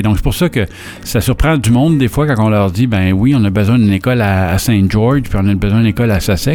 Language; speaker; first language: French; native; French